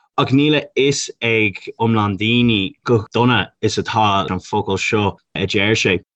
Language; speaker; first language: Irish; non-native, local second language; English